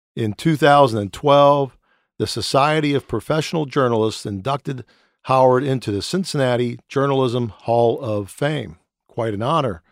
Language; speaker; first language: English; native; English